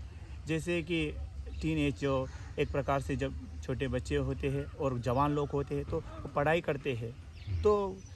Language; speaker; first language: Hindi; non-native, local second language; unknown